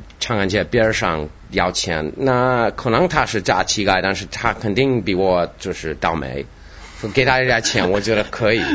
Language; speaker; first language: Chinese; non-native, fluent; English